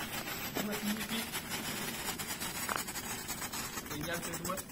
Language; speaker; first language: Italian; native; Italian